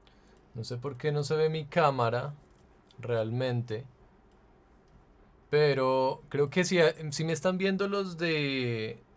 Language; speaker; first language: Spanish; native; Spanish